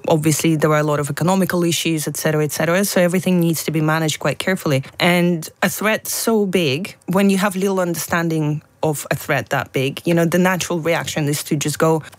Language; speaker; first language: English; non-native, fluent; Russian